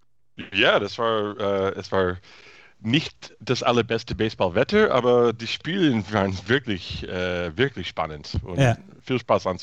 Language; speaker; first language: German; non-native, fluent; English